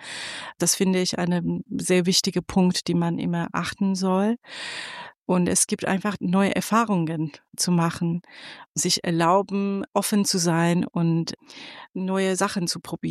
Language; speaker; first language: German; non-native, fluent; Persian